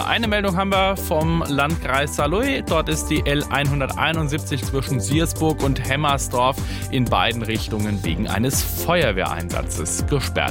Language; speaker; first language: German; native; German